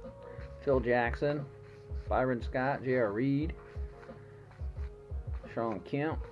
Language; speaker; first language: English; native; English